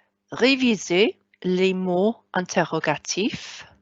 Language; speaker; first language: French; non-native, fluent; Welsh